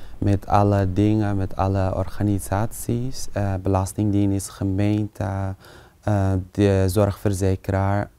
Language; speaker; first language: Dutch; non-native, fluent; Arabic